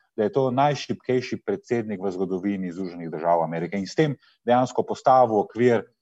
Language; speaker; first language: Slovenian; native; Slovenian